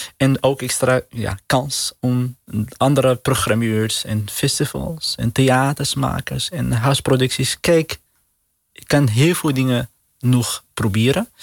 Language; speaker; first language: Dutch; non-native, learner; Arabic